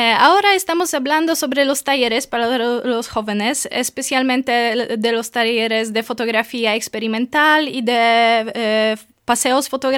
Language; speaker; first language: Spanish; non-native, fluent; Polish